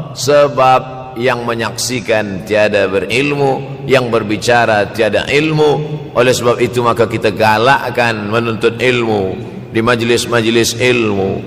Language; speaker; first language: Malay; native; Malay